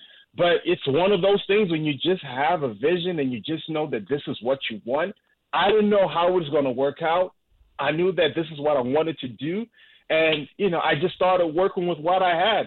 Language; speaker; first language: English; non-native, local second language; Shona